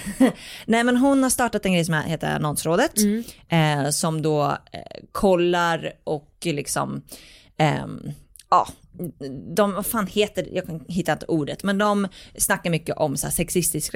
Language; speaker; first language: Swedish; native; Swedish